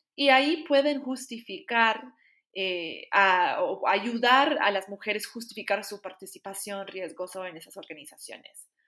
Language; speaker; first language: Spanish; non-native, fluent; English